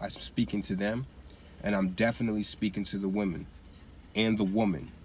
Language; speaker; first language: English; native; English